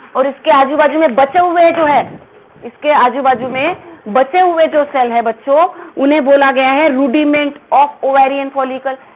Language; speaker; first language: Hindi; non-native, local second language; Marathi